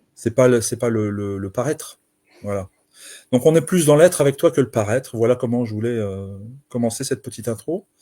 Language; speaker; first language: French; native; French